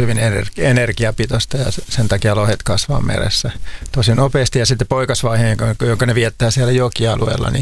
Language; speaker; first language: Finnish; native; Finnish